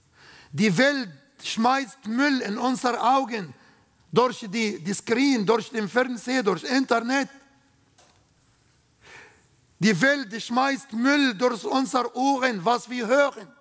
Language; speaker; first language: German; non-native, learner; Arabic